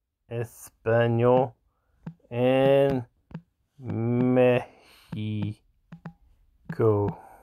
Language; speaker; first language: Spanish; non-native, learner; English